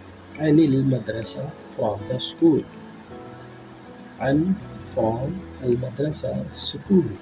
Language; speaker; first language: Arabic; non-native, fluent; Urdu